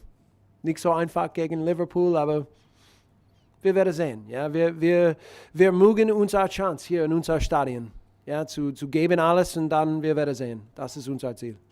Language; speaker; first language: German; non-native, learner; English